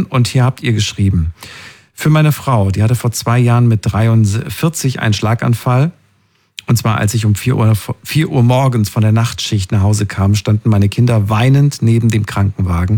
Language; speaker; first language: German; native; German